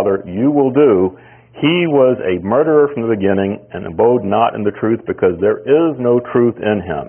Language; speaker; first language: English; native; English